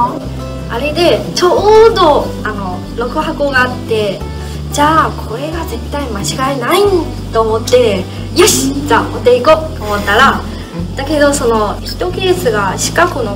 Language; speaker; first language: Japanese; non-native, fluent; Chinese